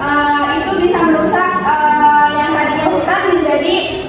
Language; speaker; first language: Indonesian; native; Indonesian